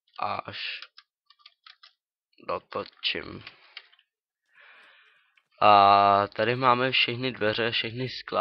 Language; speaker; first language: Czech; native; Czech